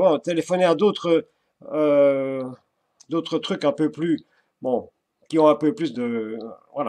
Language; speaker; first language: French; native; French